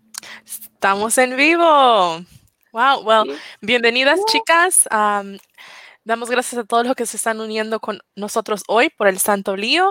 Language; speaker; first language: Spanish; early bilingual, heritage; Spanish